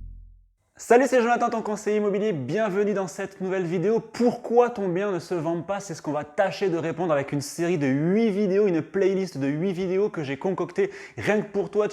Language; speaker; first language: French; native; French